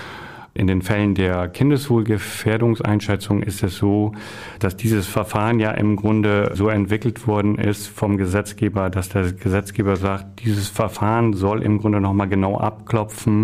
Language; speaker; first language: German; native; German